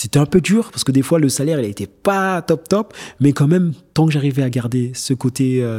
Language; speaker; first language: French; native; French